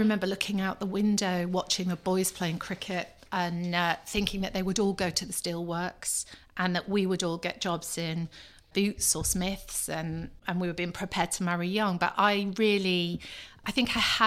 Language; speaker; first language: English; native; English